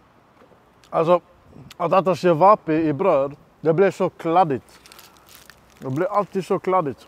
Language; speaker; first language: Swedish; native; Swedish